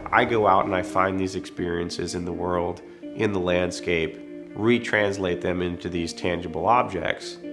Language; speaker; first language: English; native; English